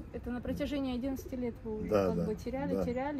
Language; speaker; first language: Russian; native; Russian